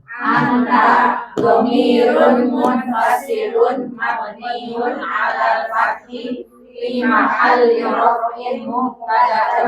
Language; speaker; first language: Arabic; non-native, learner; Indonesian